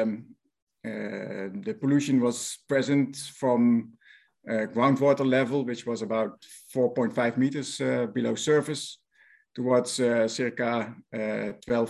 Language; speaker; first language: English; non-native, fluent; Dutch